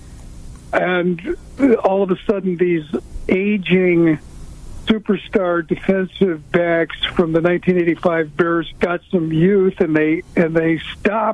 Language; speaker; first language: English; native; English